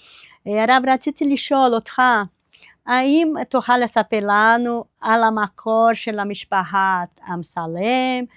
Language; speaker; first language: Hebrew; non-native, fluent; Portuguese